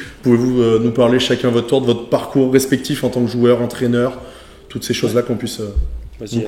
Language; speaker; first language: French; native; French